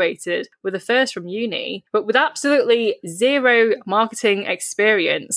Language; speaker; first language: English; native; English